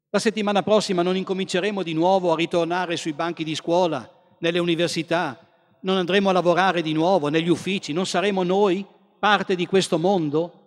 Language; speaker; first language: Italian; native; Italian